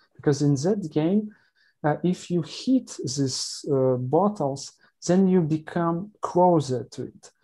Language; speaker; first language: English; non-native, learner; Ukrainian